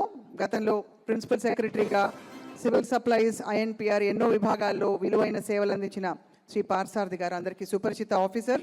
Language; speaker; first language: Telugu; native; Telugu